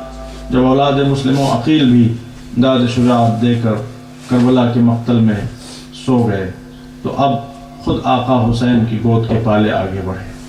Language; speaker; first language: Urdu; native; Urdu